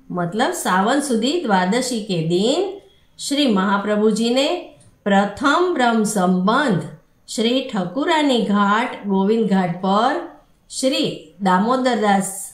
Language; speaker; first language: Hindi; non-native, local second language; Gujarati